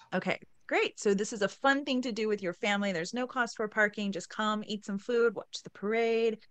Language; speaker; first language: English; native; English